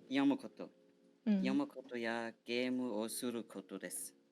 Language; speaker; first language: Japanese; non-native, learner; German